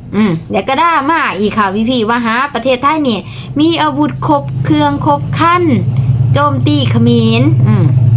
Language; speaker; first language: Thai; native; Thai